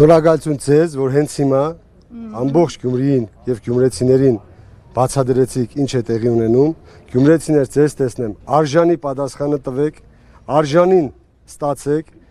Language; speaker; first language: Armenian; native; Armenian